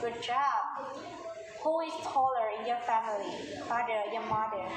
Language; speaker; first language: English; non-native, fluent; Vietnamese